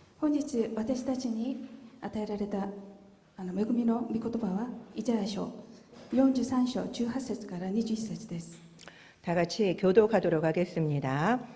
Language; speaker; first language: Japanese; non-native, fluent; Korean